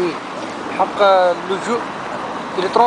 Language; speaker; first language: French; non-native, learner; Arabic